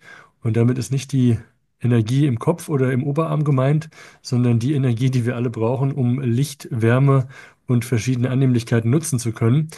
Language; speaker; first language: German; native; German